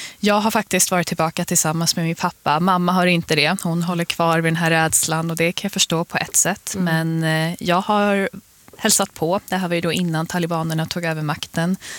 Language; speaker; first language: Swedish; early bilingual, other home language; Persian